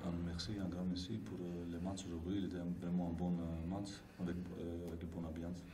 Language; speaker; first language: French; non-native, learner; Greek